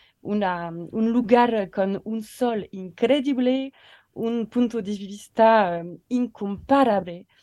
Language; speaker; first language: Spanish; non-native, learner; French